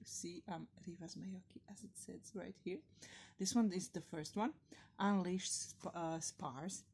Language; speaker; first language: English; non-native, fluent; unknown